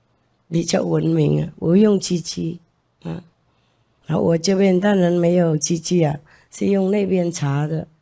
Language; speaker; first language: Chinese; non-native, fluent; Vietnamese